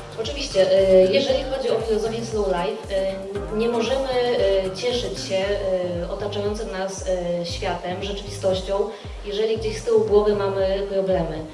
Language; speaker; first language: Polish; native; Polish